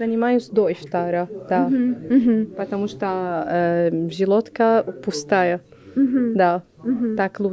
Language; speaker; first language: Russian; non-native, learner; Arabic